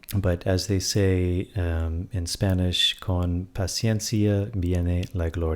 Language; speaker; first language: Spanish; non-native, fluent; English